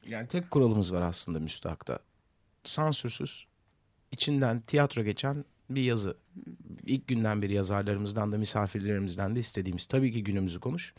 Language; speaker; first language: Turkish; native; Turkish